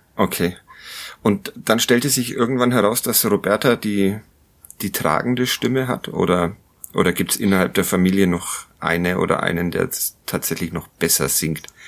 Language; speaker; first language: German; native; German